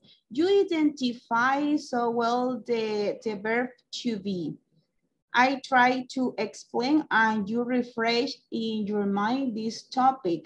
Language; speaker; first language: English; non-native, local second language; Spanish